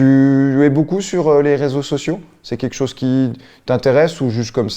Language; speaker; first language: French; native; French